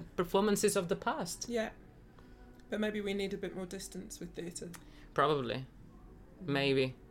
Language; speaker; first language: English; non-native, fluent; Spanish